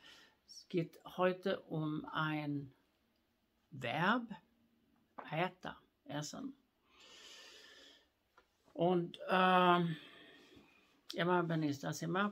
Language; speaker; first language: German; non-native, fluent; Swedish